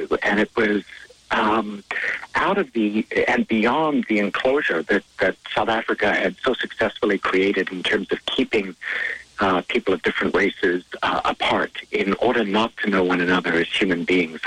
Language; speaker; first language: English; native; English